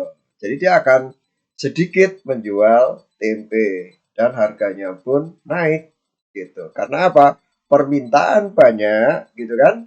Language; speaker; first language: Indonesian; native; Indonesian